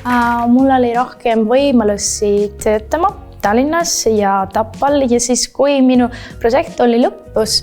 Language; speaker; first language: Estonian; non-native, learner; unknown